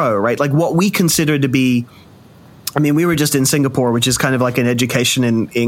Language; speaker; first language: English; native; English